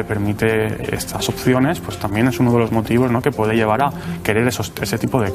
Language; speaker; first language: Spanish; native; Spanish